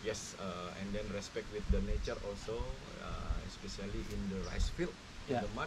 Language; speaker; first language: English; non-native, learner; Indonesian